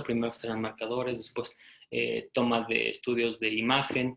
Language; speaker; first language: Spanish; native; Spanish